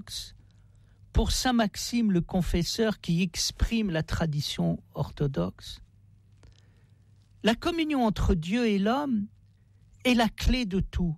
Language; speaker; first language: French; native; French